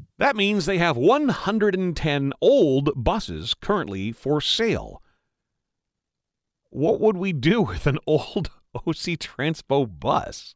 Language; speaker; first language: English; native; English